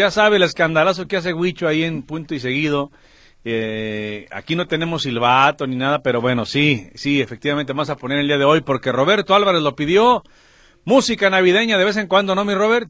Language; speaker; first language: Spanish; native; Spanish